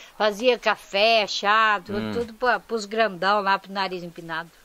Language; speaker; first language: Portuguese; native; Portuguese